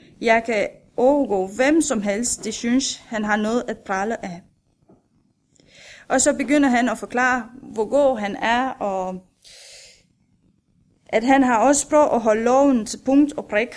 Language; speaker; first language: Danish; non-native, fluent; Romanian